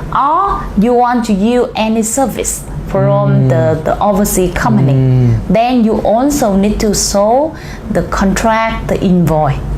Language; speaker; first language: English; non-native, learner; Vietnamese